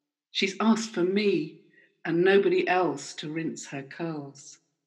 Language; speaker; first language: English; native; English